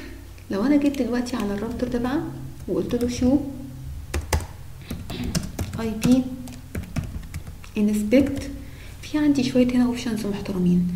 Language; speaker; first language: Arabic; native; Arabic